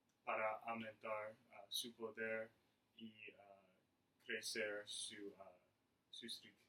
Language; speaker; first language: Spanish; non-native, learner; English